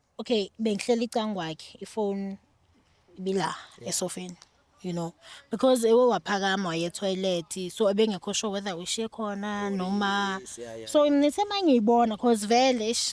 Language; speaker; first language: Zulu; non-native, local second language; Xhosa